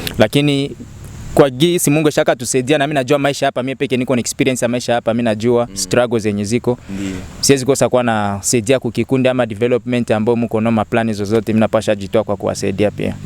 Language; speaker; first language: Swahili; native; Swahili